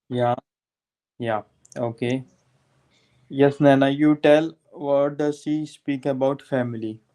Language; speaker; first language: English; non-native, local second language; Hindi